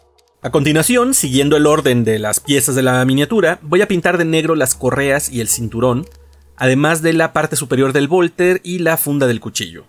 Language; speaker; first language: Spanish; native; Spanish